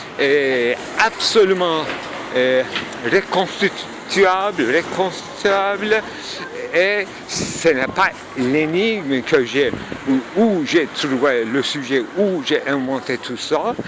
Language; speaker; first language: French; non-native, fluent; Turkish